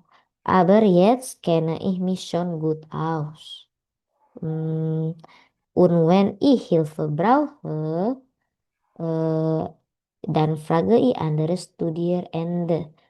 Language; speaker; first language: German; non-native, learner; Indonesian